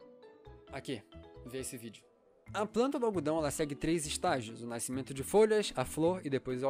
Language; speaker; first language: Portuguese; native; Portuguese